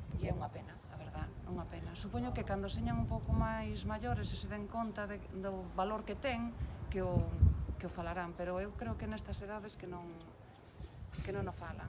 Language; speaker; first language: Galician; native; Galician